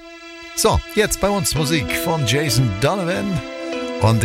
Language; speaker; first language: German; native; German